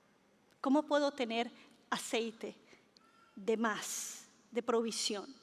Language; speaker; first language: Spanish; native; Spanish